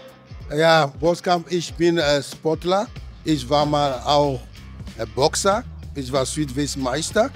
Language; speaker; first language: German; non-native, fluent; Ewe